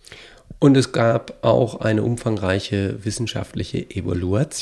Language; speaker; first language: German; native; German